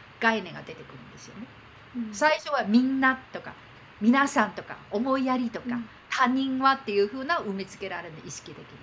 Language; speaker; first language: Japanese; non-native, fluent; Chinese